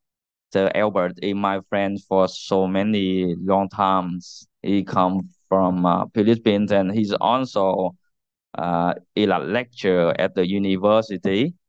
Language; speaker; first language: English; non-native, learner; Vietnamese